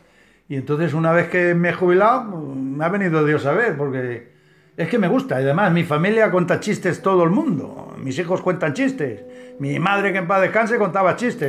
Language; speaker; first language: Spanish; native; Spanish